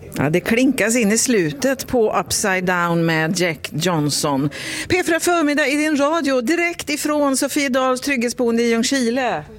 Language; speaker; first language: Swedish; native; Swedish